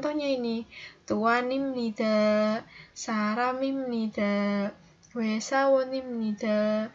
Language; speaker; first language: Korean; non-native, learner; Indonesian